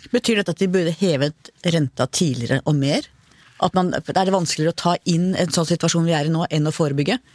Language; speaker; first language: Norwegian; native; Norwegian